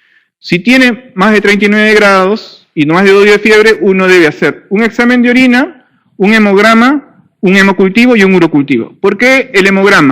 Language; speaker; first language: Spanish; native; Spanish